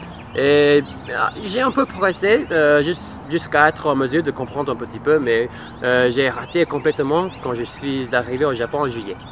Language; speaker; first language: French; non-native, learner; English